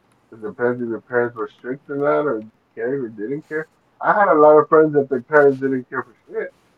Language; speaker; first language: English; early bilingual, other home language; Spanish